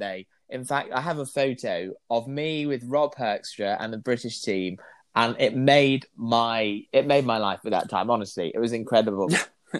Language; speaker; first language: English; native; English